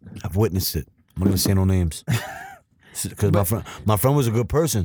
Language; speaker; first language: English; early bilingual, other home language; Spanish